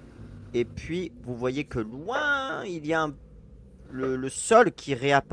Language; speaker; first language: French; native; French